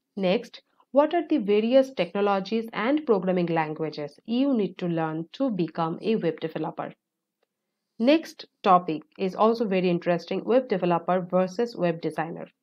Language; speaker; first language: English; non-native, local second language; Bangla